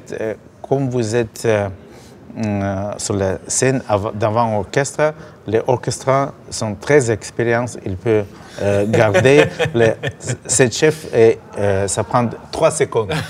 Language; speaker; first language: French; non-native, learner; Russian